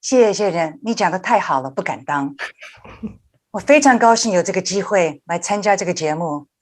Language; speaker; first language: Chinese; early bilingual, heritage; Chinese